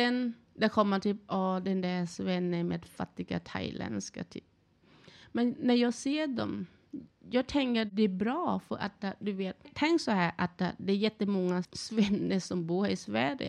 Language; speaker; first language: Swedish; non-native, learner; Thai